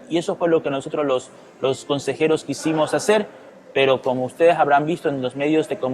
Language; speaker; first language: Spanish; native; Spanish